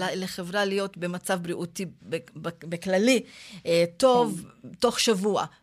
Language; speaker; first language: Hebrew; non-native, local second language; Arabic